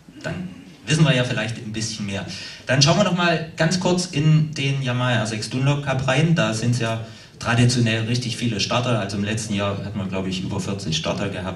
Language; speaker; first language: German; native; German